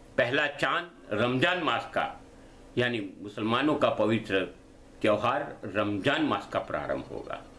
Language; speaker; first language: Hindi; non-native, local second language; Gujarati